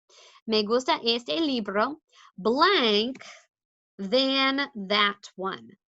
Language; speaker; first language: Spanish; non-native, fluent; English